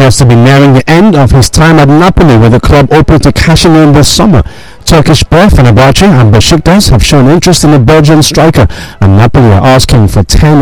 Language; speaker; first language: English; non-native, local second language; Igbo